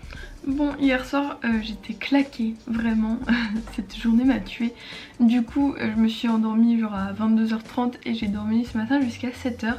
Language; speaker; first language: French; native; French